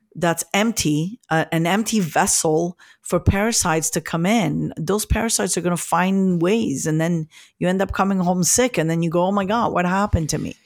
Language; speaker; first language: English; early bilingual, other home language; French